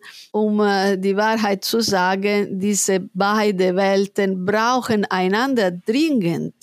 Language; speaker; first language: German; non-native, fluent; Italian